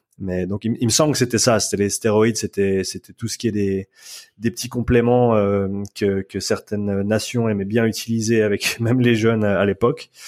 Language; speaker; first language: French; native; French